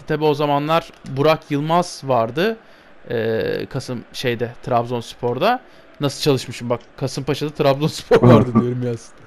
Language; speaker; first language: Turkish; native; Turkish